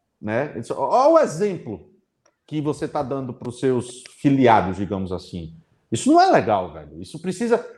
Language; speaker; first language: Portuguese; native; Portuguese